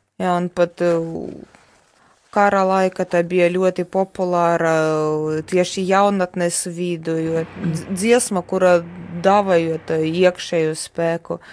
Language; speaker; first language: Latvian; non-native, fluent; Polish